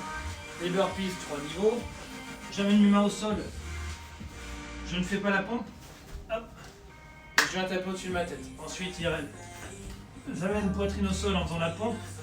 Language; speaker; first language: French; native; French